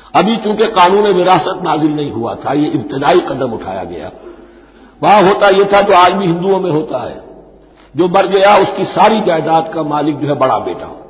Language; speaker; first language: Urdu; native; Urdu